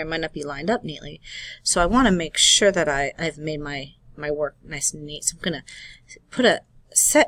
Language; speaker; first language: English; native; English